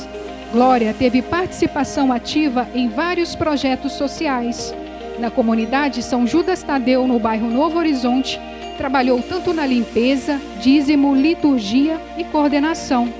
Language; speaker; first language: Portuguese; native; Portuguese